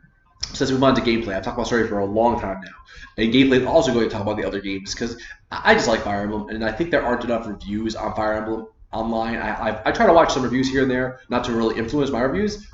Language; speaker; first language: English; native; English